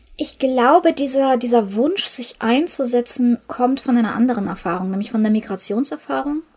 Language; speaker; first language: German; non-native, fluent; Ukrainian